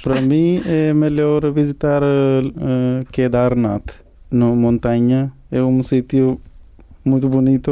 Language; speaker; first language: Portuguese; non-native, learner; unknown